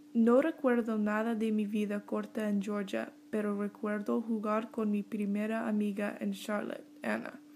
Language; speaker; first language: Spanish; non-native, learner; English